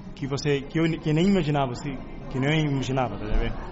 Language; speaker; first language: Portuguese; non-native, local second language; Kabuverdianu